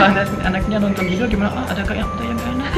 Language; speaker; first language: Indonesian; non-native, fluent; French